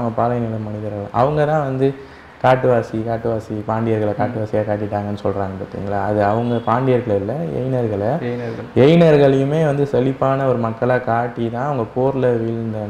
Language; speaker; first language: Tamil; native; Tamil